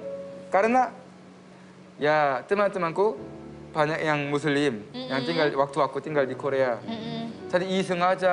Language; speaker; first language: Indonesian; non-native, fluent; Korean